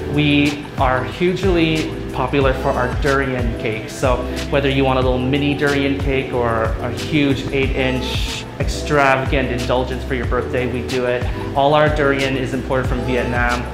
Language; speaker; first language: English; native; English